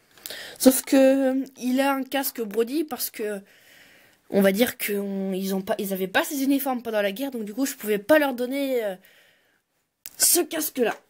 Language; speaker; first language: French; native; French